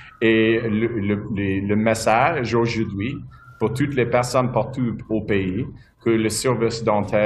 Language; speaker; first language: French; non-native, local second language; English